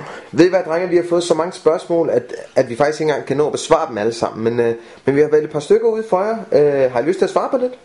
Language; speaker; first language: Danish; native; Danish